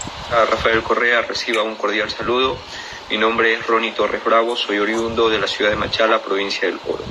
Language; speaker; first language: Spanish; native; Spanish